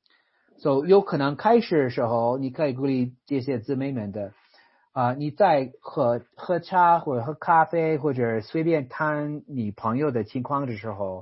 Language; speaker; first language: Chinese; non-native, fluent; English